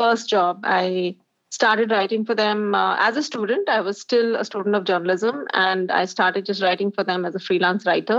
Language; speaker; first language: English; non-native, local second language; Hindi